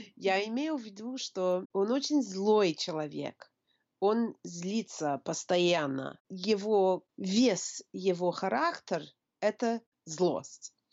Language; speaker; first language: Russian; non-native, fluent; English